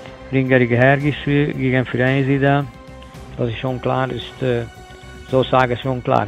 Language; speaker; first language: German; non-native, learner; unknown